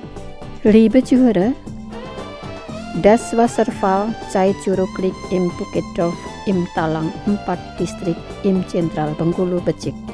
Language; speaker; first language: German; non-native, fluent; Indonesian